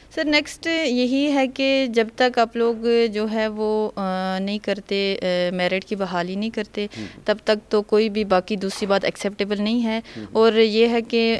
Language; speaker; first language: Urdu; non-native, local second language; Punjabi